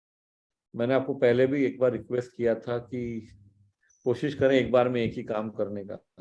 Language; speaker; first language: Hindi; native; Hindi